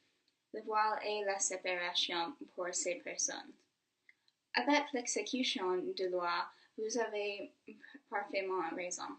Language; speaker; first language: French; non-native, fluent; English